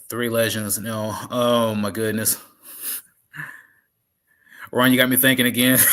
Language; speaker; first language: English; native; English